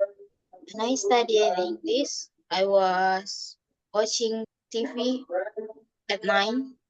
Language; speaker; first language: English; non-native, learner; Indonesian